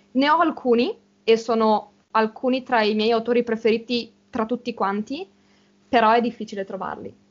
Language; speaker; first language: Italian; native; Italian